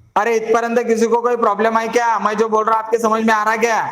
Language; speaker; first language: Hindi; non-native, local second language; Marathi